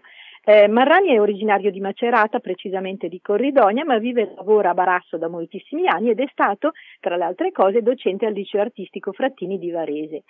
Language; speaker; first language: Italian; native; Italian